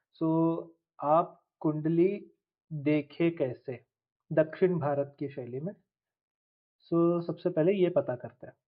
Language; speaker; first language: Hindi; non-native, local second language; Tulu